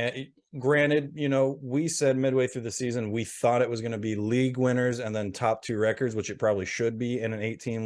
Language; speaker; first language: English; native; English